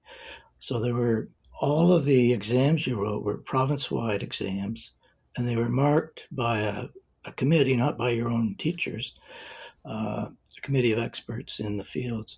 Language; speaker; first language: English; native; English